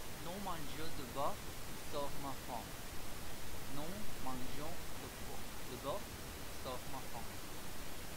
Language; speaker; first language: French; non-native, learner; Spanish